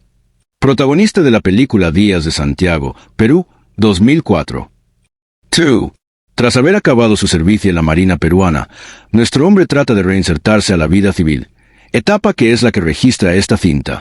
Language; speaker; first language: Spanish; native; Spanish